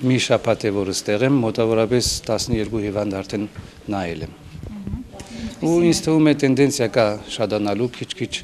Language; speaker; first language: Armenian; early bilingual, heritage; Armenian